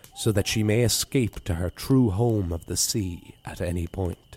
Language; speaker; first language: English; native; English